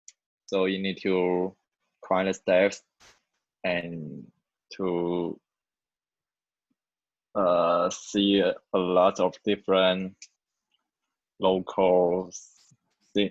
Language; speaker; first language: English; non-native, learner; Chinese